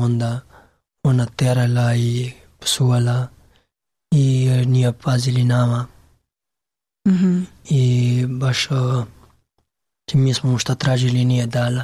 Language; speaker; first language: Serbian; non-native, learner; Pashto